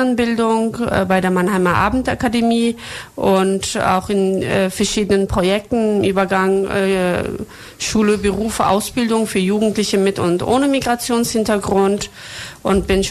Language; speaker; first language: German; early bilingual, other home language; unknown